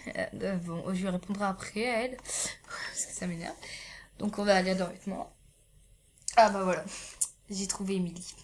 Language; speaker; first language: French; native; French